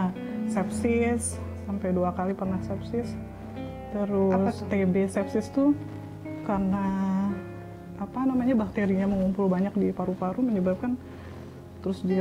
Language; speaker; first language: Indonesian; native; Indonesian